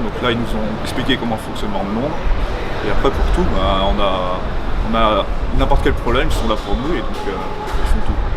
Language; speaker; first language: French; native; French